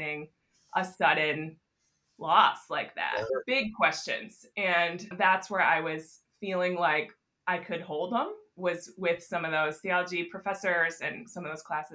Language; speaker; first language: English; native; English